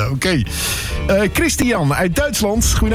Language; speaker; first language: Dutch; native; Dutch